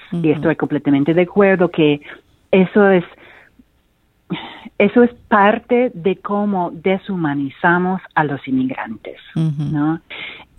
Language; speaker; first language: Spanish; non-native, fluent; English